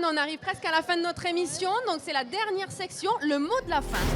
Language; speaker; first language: French; native; French